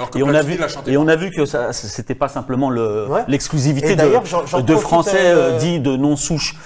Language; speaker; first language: French; native; French